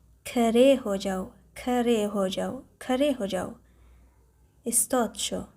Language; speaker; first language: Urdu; non-native, fluent; Persian